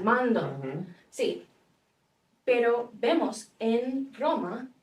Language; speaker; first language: Spanish; non-native, fluent; English